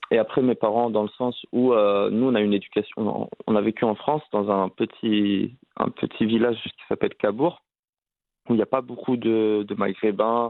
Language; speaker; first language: French; early bilingual, other home language; Arabic